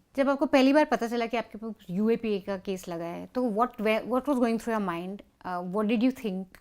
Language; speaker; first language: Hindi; native; Hindi